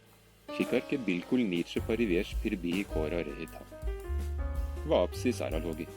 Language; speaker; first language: Hindi; non-native, fluent; Norwegian